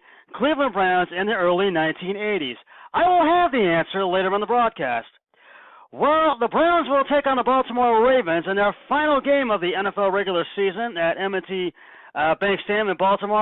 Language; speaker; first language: English; native; English